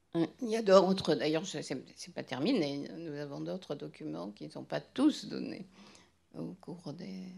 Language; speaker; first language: French; native; French